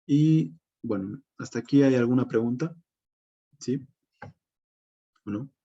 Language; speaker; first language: Spanish; native; Spanish